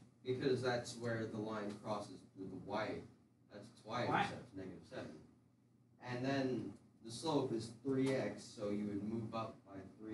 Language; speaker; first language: English; native; English